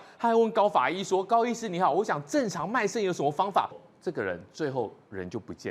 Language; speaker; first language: Chinese; native; Chinese